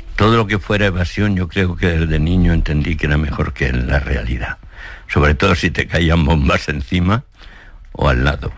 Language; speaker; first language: Spanish; native; Spanish